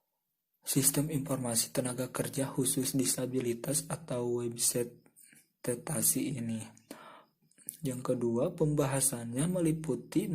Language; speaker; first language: Indonesian; native; Indonesian